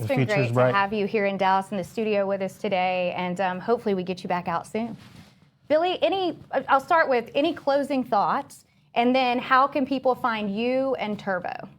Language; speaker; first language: English; native; English